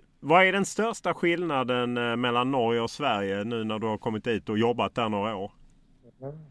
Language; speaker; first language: Swedish; native; Swedish